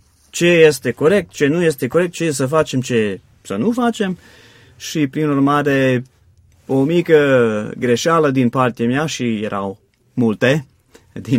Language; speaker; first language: Romanian; non-native, fluent; English